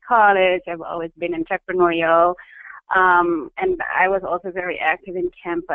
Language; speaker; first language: English; non-native, local second language; Filipino